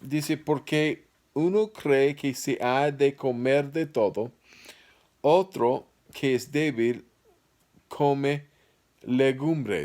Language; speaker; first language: Spanish; non-native, fluent; English